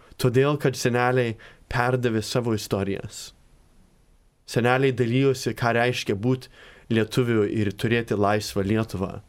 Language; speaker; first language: Lithuanian; early bilingual, heritage; Lithuanian